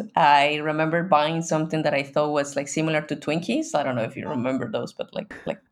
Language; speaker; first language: English; non-native, fluent; Spanish